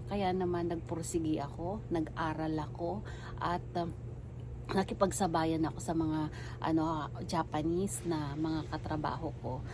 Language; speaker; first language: Filipino; native; Filipino